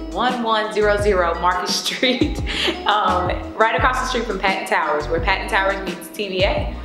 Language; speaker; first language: English; native; English